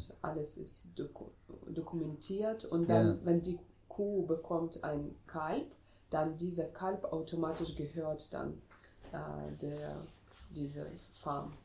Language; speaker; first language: German; non-native, fluent; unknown